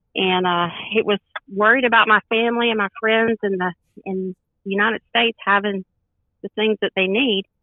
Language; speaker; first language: English; native; English